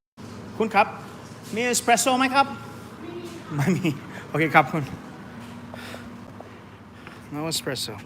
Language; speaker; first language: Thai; non-native, learner; English